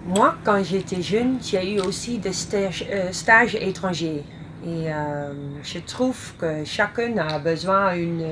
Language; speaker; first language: French; non-native, fluent; Dutch